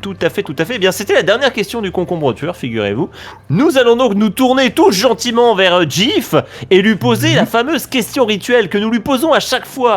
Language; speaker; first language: French; native; French